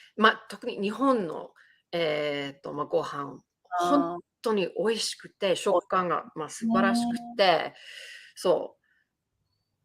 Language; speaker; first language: Japanese; early bilingual, heritage; Japanese